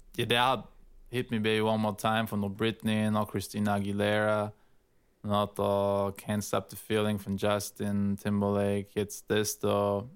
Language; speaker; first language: German; native; German